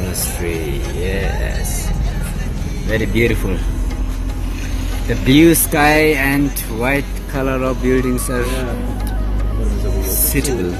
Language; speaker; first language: English; non-native, local second language; Ladakhi